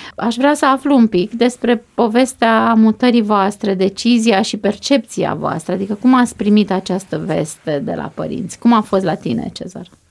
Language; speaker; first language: Romanian; native; Romanian